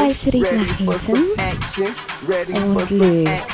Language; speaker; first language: German; native; German